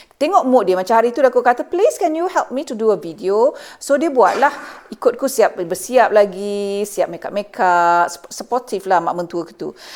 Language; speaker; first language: Malay; native; Malay